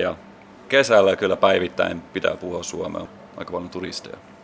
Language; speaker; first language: Finnish; non-native, local second language; Swedish